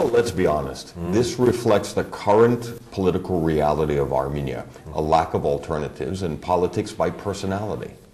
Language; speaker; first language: English; early bilingual, other home language; Armenian